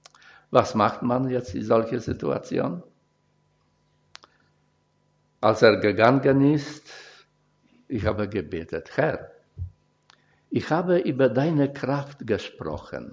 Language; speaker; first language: German; non-native, fluent; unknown